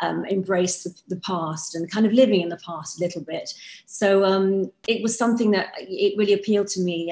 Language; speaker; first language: English; native; English